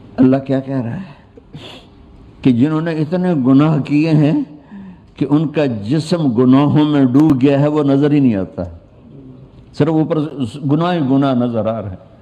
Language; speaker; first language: Urdu; non-native, local second language; Punjabi